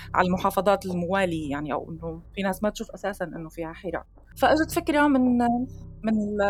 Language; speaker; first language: Arabic; native; Arabic